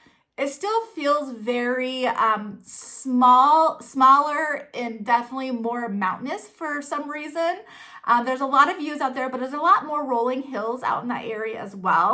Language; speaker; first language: English; native; English